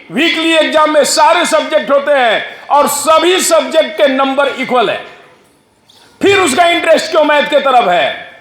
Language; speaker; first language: Hindi; non-native, local second language; Bhojpuri